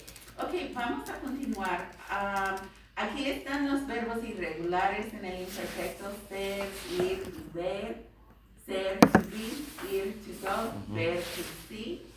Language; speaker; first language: Spanish; non-native, fluent; English